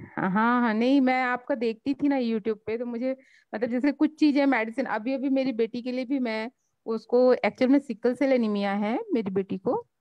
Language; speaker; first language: Hindi; native; Hindi